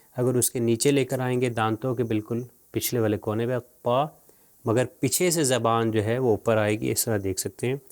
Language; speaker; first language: Urdu; native; Urdu